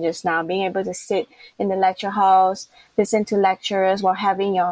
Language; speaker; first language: English; non-native, local second language; Chinese